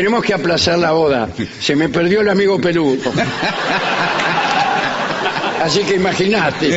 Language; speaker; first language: Spanish; native; Spanish